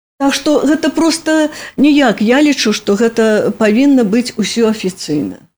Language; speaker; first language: Belarusian; native; Belarusian